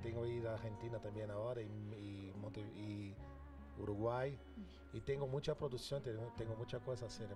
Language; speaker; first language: Spanish; non-native, local second language; Portuguese